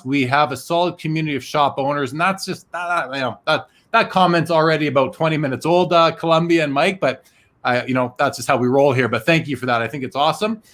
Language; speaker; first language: English; native; English